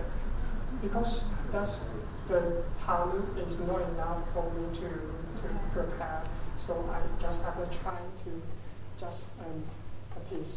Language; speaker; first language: English; non-native, learner; Chinese